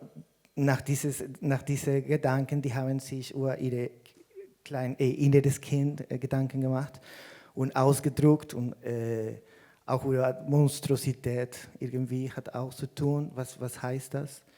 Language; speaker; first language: German; non-native, fluent; Spanish